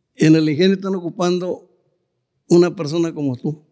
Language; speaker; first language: Spanish; native; Spanish